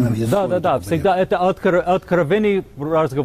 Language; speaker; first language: Russian; non-native, fluent; English